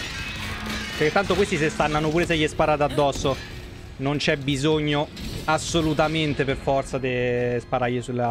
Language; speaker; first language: Italian; native; Italian